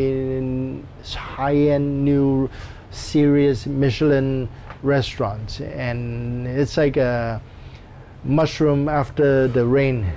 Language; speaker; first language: English; non-native, local second language; Cantonese